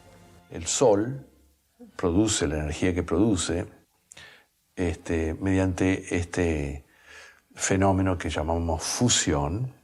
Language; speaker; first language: Spanish; native; Spanish